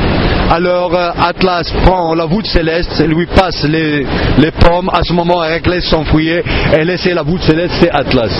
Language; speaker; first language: French; non-native, fluent; Arabic